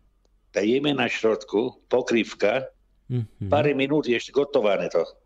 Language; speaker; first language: Polish; non-native, learner; Italian